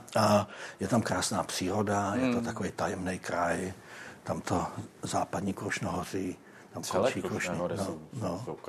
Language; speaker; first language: Czech; native; Czech